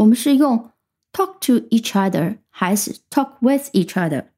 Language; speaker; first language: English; non-native, fluent; Chinese